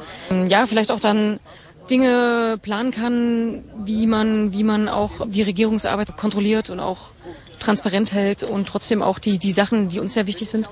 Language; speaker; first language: German; native; German